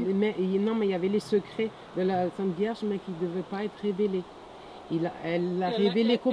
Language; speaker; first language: French; non-native, fluent; Portuguese